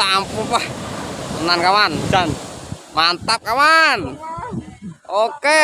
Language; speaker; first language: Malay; non-native, local second language; Javanese